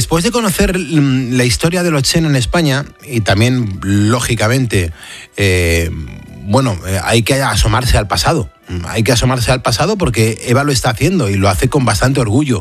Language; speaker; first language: Spanish; native; Spanish